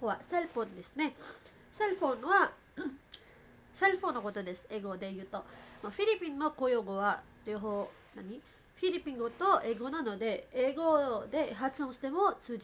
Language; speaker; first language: Japanese; non-native, fluent; Filipino